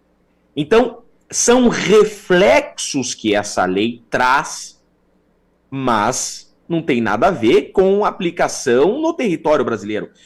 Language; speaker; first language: Portuguese; native; Portuguese